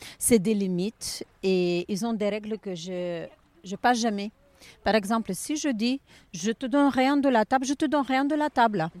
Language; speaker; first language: French; non-native, learner; Ukrainian